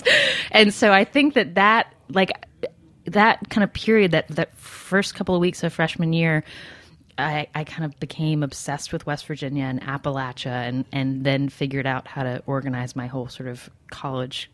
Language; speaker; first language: English; native; English